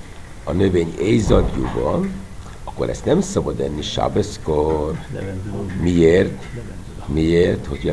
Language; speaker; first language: Hungarian; non-native, fluent; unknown